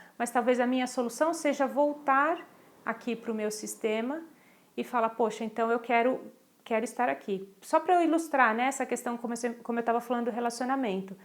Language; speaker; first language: Portuguese; native; Portuguese